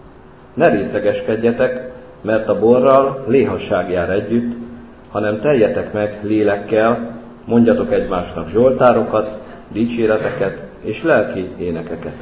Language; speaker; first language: Hungarian; native; Hungarian